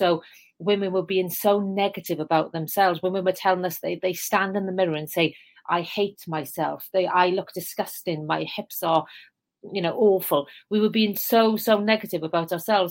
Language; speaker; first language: English; native; English